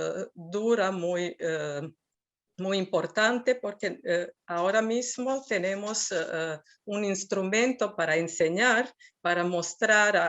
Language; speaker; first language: Spanish; non-native, fluent; Serbian